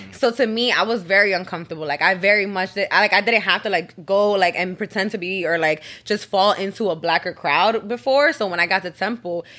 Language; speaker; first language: English; native; English